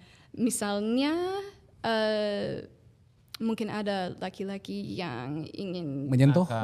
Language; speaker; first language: Indonesian; non-native, fluent; English